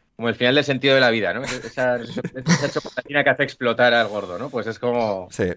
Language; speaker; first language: Spanish; native; Spanish